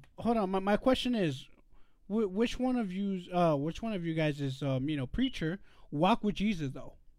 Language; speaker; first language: English; early bilingual, other home language; Spanish